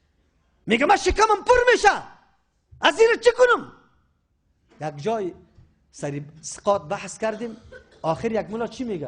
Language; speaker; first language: Persian; native; Persian